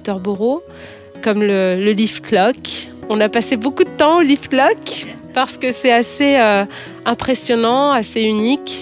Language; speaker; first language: French; native; French